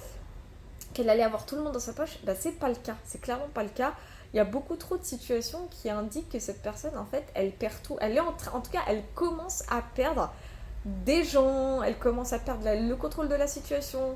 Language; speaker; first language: French; native; French